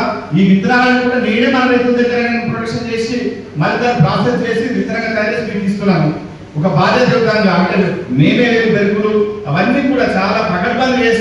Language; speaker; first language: Telugu; native; Telugu